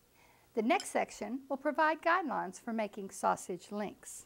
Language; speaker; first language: English; native; English